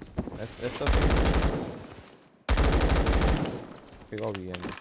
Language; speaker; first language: Spanish; native; Spanish